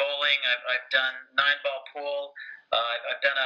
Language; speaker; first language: English; native; English